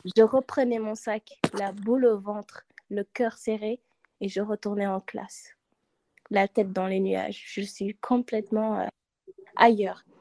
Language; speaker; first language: French; non-native, local second language; Wolof